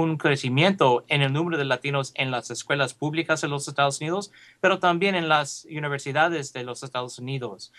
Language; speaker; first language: Spanish; early bilingual, heritage; Spanish